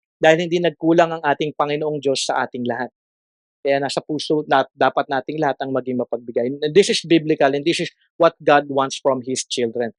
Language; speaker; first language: Filipino; non-native, local second language; Iloko